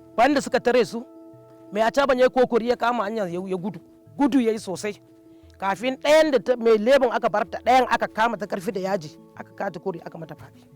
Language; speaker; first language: Hausa; non-native, local second language; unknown